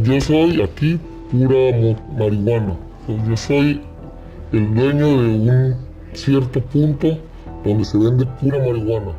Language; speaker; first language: Spanish; native; Spanish